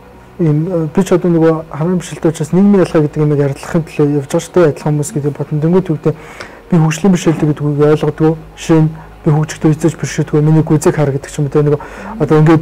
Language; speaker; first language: Mongolian; native; Mongolian